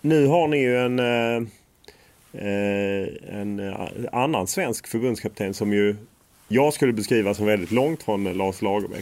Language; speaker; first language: Swedish; native; Swedish